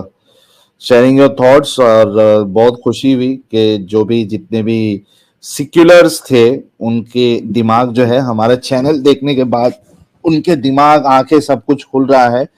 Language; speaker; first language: Hindi; native; Hindi